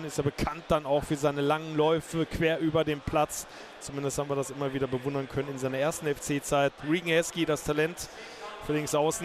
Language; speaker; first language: German; native; German